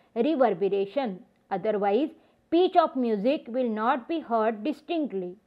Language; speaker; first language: English; non-native, local second language; Marathi